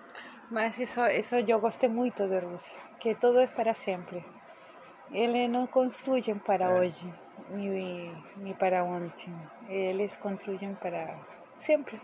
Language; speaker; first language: Portuguese; non-native, fluent; Spanish